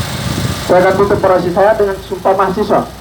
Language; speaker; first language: Indonesian; native; Indonesian